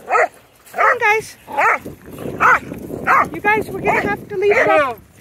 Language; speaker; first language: English; native; English